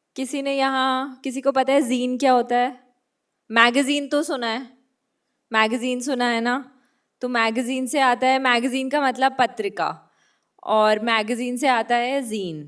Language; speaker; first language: Hindi; native; Hindi